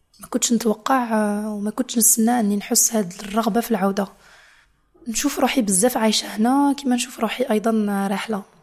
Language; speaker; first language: Arabic; non-native, fluent; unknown